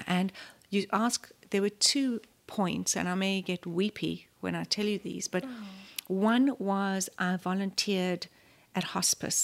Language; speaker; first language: English; native; English